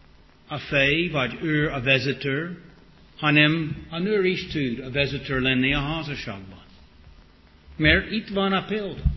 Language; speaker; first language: Hungarian; non-native, fluent; English